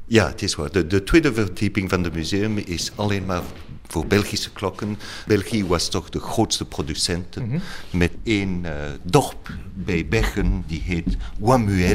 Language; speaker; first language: Dutch; non-native, learner; French